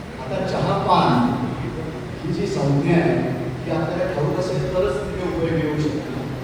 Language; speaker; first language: Marathi; native; Marathi